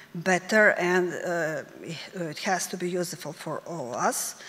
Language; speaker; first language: English; non-native, fluent; Serbian